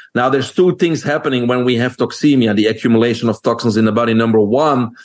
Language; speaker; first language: English; non-native, fluent; French